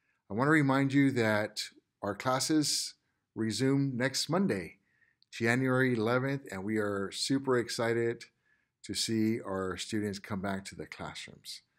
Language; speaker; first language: English; early bilingual, other home language; Spanish